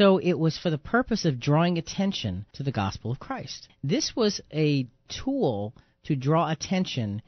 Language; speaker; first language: English; native; English